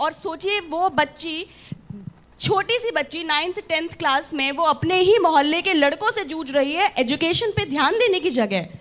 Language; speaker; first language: Hindi; native; Hindi